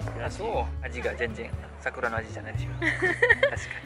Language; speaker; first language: Japanese; non-native, fluent; Indonesian